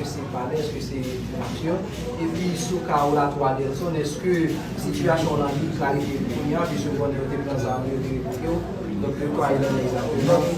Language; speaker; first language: Haitian Creole; native; Haitian Creole